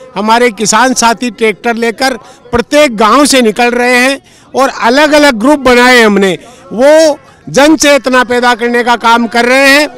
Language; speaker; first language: Hindi; native; Hindi